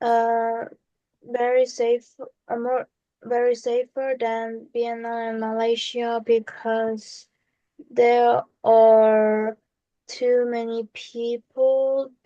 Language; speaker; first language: English; non-native, learner; Korean